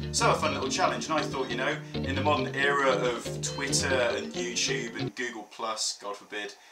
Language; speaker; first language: English; native; English